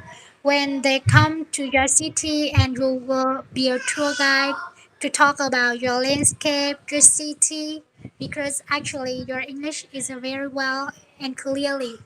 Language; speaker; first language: English; non-native, learner; Vietnamese